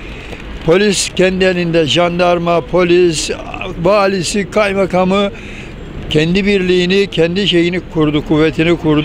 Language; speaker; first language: Turkish; native; Turkish